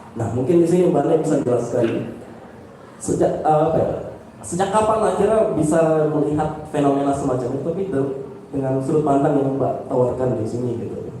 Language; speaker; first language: Indonesian; native; Indonesian